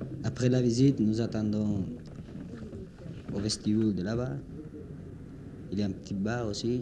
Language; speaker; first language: French; non-native, learner; Spanish